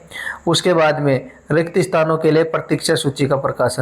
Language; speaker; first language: Hindi; native; Hindi